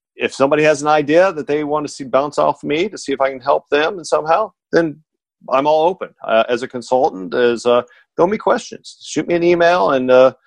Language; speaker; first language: English; native; English